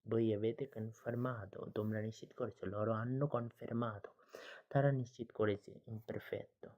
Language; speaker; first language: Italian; non-native, learner; Bangla